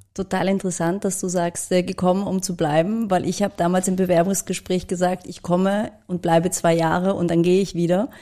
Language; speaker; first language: German; early bilingual, other home language; Polish